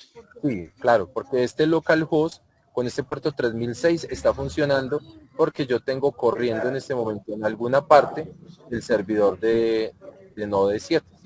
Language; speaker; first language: Spanish; native; Spanish